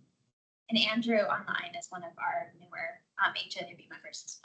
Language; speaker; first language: English; native; English